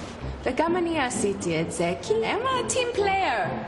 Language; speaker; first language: Hebrew; non-native, fluent; English